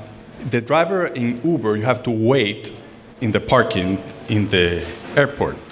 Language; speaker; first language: English; non-native, fluent; Spanish